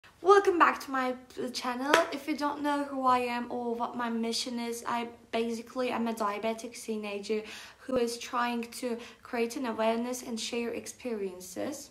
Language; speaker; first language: English; non-native, fluent; Turkish